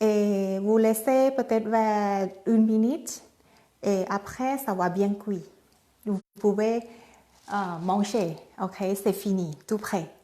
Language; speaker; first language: French; non-native, learner; Thai